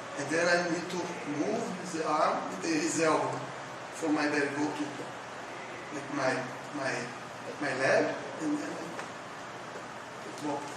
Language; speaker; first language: English; non-native, learner; Portuguese